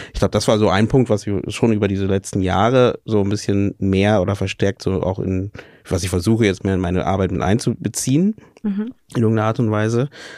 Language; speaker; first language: German; native; German